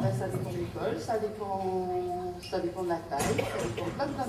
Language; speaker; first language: French; native; French